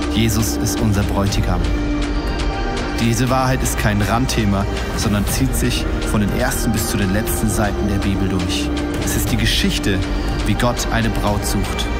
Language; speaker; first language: German; native; German